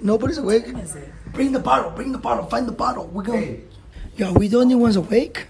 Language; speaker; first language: English; early bilingual, other home language; Spanish